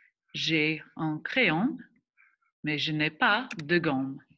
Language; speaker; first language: French; non-native, fluent; English